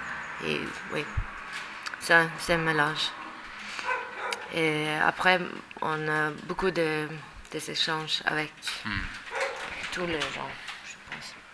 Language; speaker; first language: French; non-native, learner; Norwegian